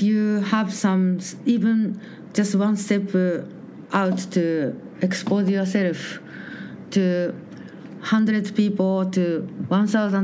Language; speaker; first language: English; non-native, learner; Japanese